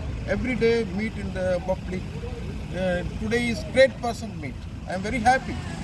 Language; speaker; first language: English; non-native, local second language; Tamil